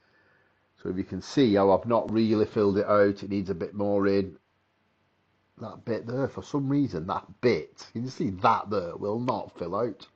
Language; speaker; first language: English; native; English